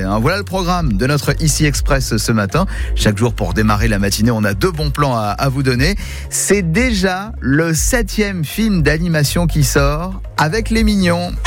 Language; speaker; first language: French; native; French